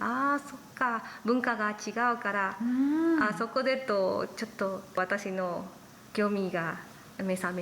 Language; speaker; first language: Japanese; non-native, learner; Spanish